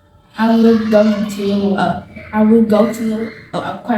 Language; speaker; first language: English; non-native, learner; Vietnamese